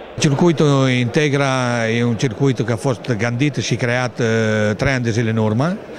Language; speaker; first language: Romanian; non-native, fluent; Italian